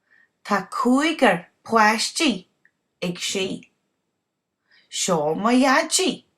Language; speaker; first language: Irish; non-native, local second language; English